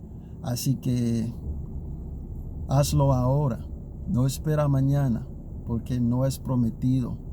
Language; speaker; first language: Spanish; non-native, learner; Haitian Creole